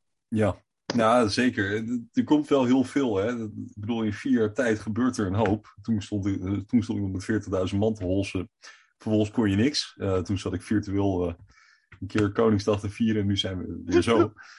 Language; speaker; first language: Dutch; native; Dutch